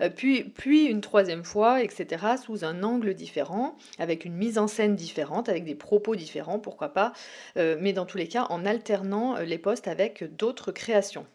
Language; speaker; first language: French; native; French